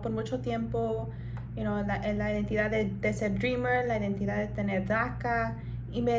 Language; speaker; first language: Spanish; early bilingual, heritage; Spanish